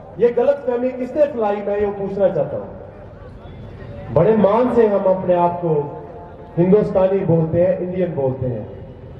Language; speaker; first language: Hindi; non-native, local second language; Punjabi